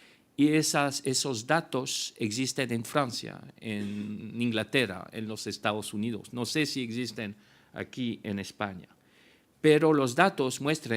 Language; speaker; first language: Spanish; non-native, fluent; French